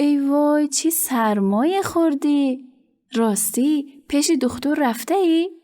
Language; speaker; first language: Persian; native; Persian